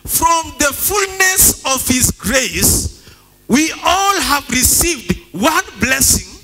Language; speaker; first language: English; non-native, local second language; Swahili